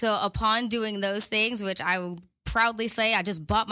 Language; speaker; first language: English; native; English